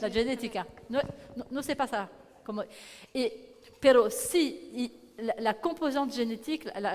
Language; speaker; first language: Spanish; non-native, learner; French